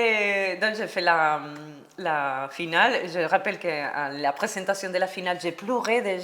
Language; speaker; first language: French; non-native, learner; Spanish